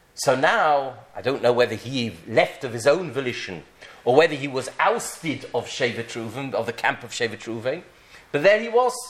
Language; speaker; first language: English; native; English